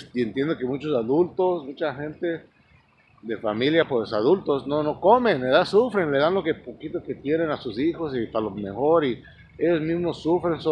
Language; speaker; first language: Spanish; early bilingual, heritage; Spanish